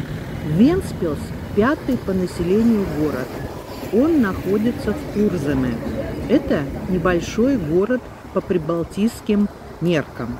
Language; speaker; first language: Russian; native; Russian